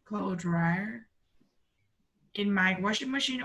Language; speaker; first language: English; non-native, learner; Vietnamese